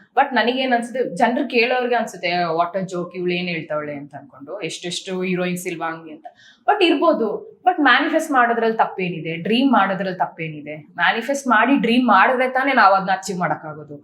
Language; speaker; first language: Kannada; non-native, local second language; Kodava